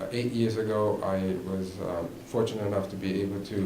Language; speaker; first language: English; native; English